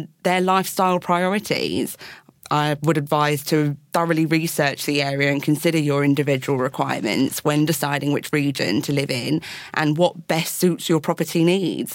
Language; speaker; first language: English; native; English